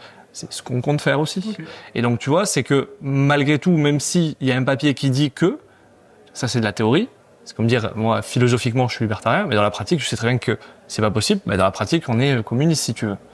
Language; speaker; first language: French; native; French